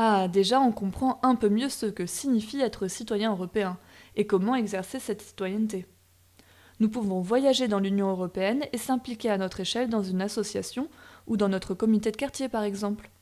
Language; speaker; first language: French; native; French